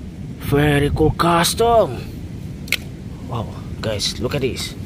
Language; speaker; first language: English; non-native, learner; Indonesian